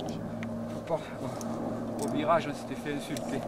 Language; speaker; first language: French; native; French